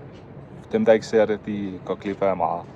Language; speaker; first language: Danish; early bilingual, heritage; Urdu